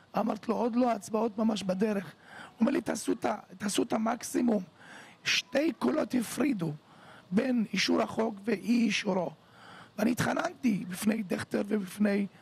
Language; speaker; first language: Hebrew; non-native, local second language; Arabic